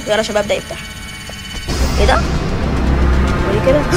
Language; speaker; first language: Arabic; native; Arabic